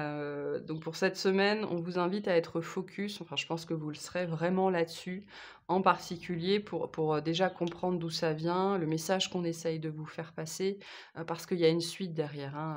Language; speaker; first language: French; native; French